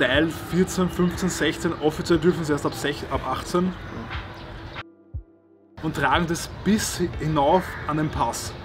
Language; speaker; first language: German; native; German